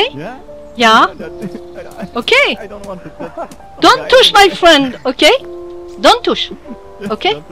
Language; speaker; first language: English; non-native, learner; French